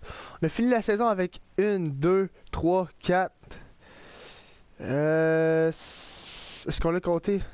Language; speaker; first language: French; native; French